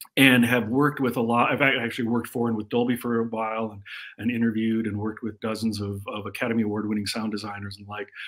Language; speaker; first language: English; native; English